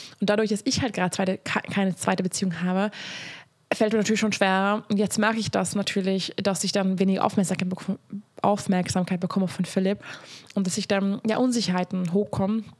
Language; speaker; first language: German; non-native, fluent; Hungarian